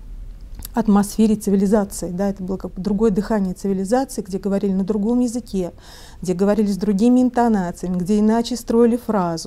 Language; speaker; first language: Russian; native; Russian